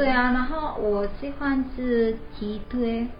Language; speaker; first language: Chinese; non-native, learner; Indonesian